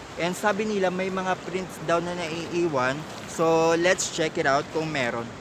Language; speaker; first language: Filipino; non-native, local second language; Cebuano